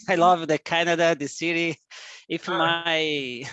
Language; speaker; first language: English; non-native, learner; Portuguese